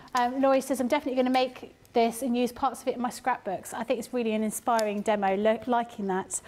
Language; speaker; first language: English; native; English